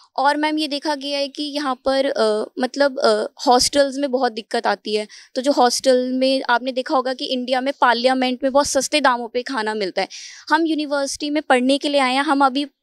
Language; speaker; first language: Hindi; native; Hindi